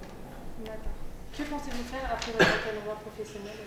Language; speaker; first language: French; native; French